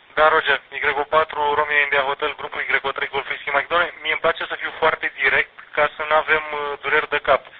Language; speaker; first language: Romanian; native; Romanian